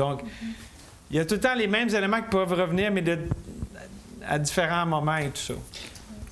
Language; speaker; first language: French; native; French